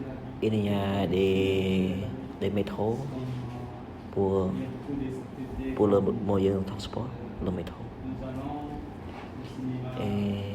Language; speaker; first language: French; non-native, learner; Khmer